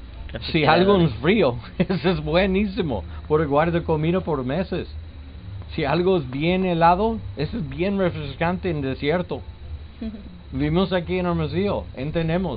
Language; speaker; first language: Spanish; non-native, learner; English